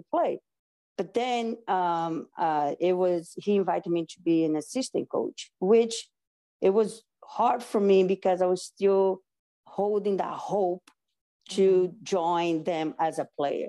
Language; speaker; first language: English; non-native, fluent; Portuguese